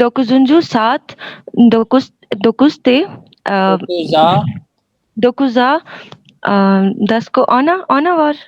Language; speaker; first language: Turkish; non-native, learner; Urdu